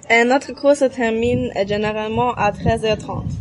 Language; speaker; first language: French; non-native, learner; German